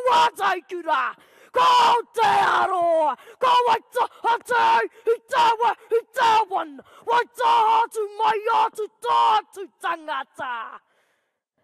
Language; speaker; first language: English; native; English